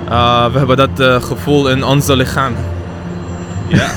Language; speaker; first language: Dutch; non-native, learner; Arabic